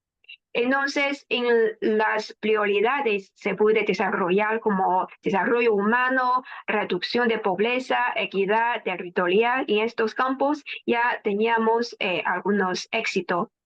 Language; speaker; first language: Spanish; non-native, fluent; Chinese